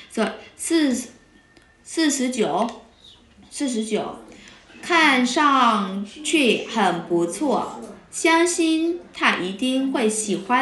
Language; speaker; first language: Chinese; non-native, fluent; Vietnamese